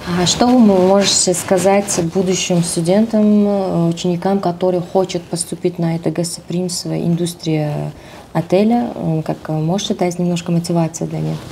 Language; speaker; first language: Russian; non-native, local second language; Uzbek